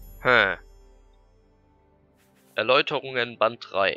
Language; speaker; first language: German; native; German